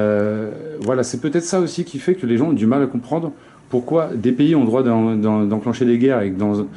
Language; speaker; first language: French; native; French